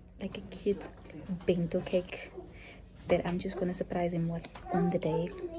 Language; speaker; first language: English; non-native, local second language; Afrikaans